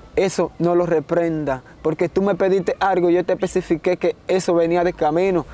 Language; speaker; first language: Spanish; native; Spanish